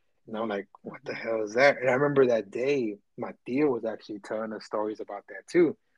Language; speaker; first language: English; early bilingual, other home language; Spanish